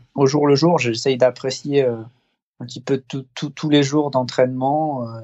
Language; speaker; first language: French; native; French